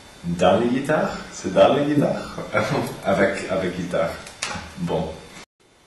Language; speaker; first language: French; non-native, learner; English